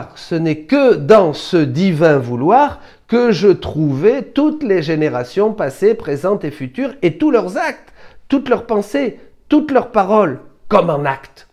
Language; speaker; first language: French; native; French